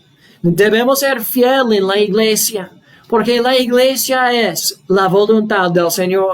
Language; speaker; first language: Spanish; non-native, fluent; English